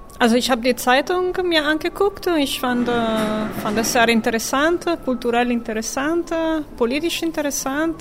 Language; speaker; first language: German; non-native, fluent; Italian